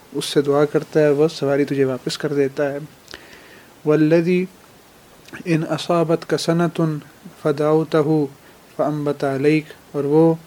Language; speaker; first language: Urdu; native; Urdu